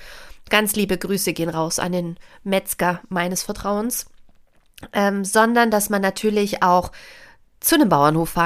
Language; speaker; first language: German; native; German